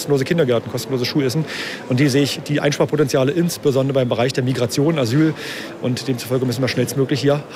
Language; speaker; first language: German; native; German